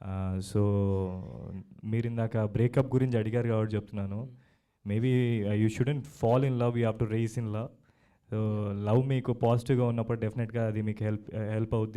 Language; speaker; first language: Telugu; native; Telugu